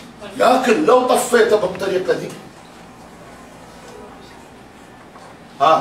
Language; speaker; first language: Arabic; native; Arabic